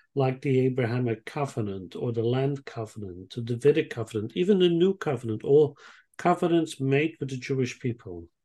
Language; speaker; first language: English; non-native, fluent; Dutch